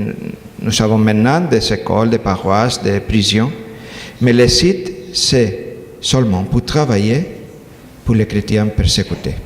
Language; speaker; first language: French; non-native, learner; Spanish